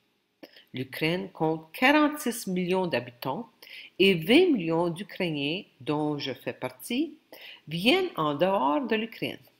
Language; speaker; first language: French; non-native, local second language; Ukrainian